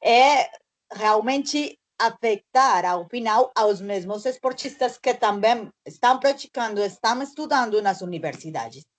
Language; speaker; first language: Portuguese; non-native, learner; Spanish